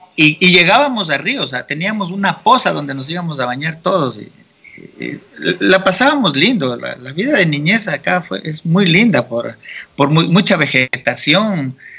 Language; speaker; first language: Spanish; native; Spanish